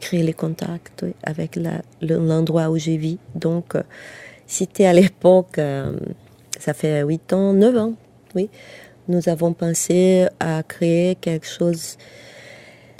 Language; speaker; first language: French; non-native, fluent; Portuguese